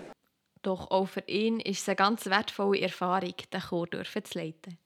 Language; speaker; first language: German; native; German